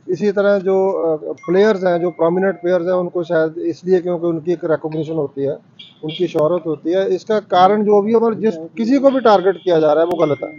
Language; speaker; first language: Hindi; non-native, local second language; Punjabi